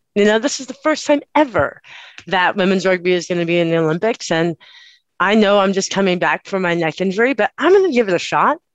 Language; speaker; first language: English; native; English